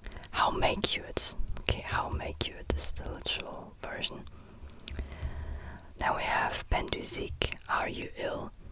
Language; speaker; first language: English; non-native, fluent; German